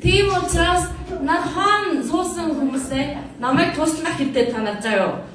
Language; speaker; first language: Mongolian; non-native, fluent; Korean